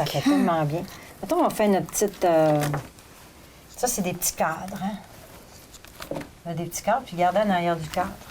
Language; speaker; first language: French; native; French